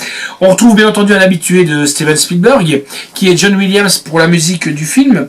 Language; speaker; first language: French; native; French